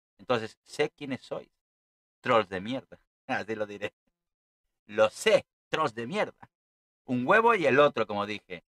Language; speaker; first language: Spanish; native; Spanish